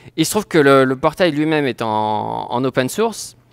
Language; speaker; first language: French; native; French